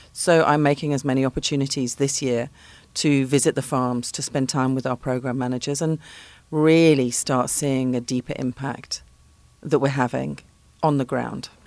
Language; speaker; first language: English; native; English